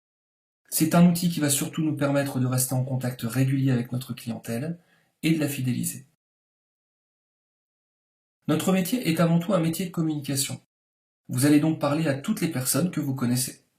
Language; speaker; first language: French; native; French